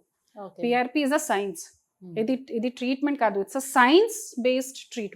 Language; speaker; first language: Telugu; non-native, fluent; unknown